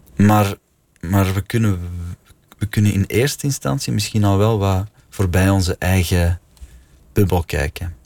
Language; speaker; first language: Dutch; native; Dutch